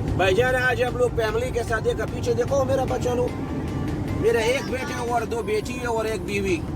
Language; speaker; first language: Urdu; non-native, local second language; Pashto